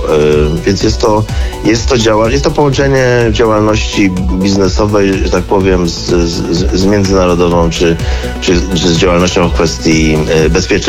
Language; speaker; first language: Polish; native; Polish